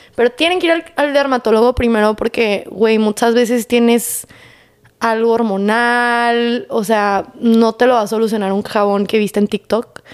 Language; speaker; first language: Spanish; native; Spanish